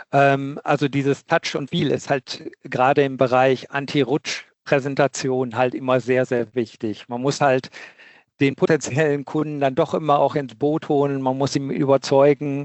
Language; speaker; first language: German; native; German